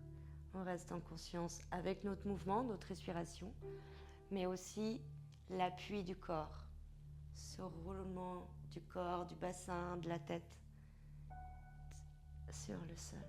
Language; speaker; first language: French; native; French